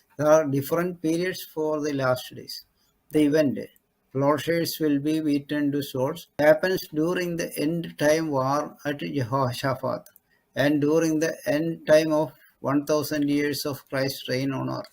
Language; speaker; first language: English; non-native, local second language; Malayalam